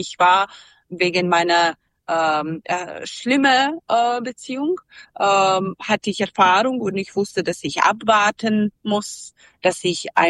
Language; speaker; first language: German; non-native, learner; Serbian